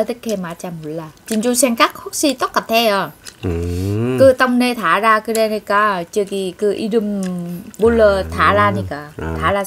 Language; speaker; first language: Korean; non-native, learner; Vietnamese